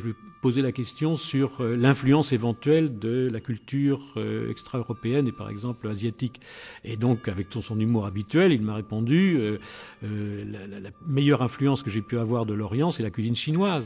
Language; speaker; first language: French; native; French